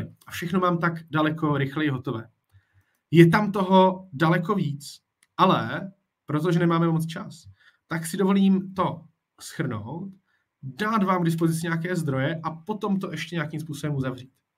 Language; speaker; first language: Czech; native; Czech